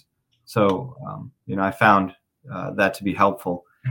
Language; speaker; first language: English; native; English